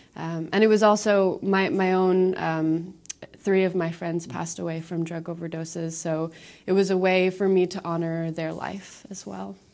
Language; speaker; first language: English; native; English